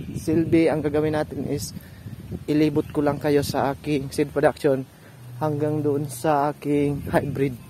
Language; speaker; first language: Filipino; non-native, local second language; Cebuano